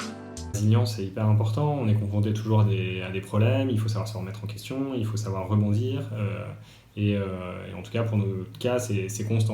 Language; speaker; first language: French; native; French